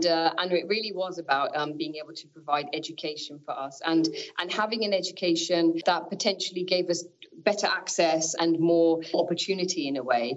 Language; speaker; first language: English; native; English